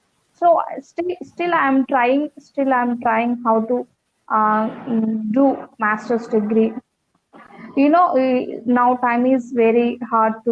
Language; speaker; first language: English; non-native, learner; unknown